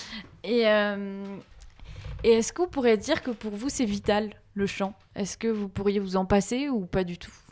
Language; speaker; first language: French; native; French